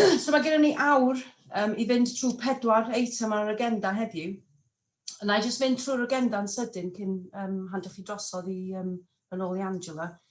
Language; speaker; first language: Welsh; non-native, local second language; English